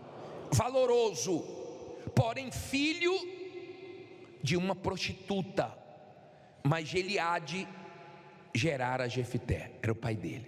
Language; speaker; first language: Portuguese; native; Portuguese